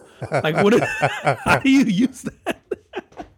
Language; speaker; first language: English; native; English